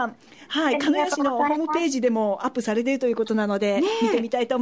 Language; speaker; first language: Japanese; native; Japanese